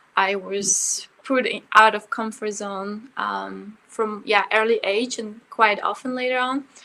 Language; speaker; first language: English; early bilingual, other home language; Ukrainian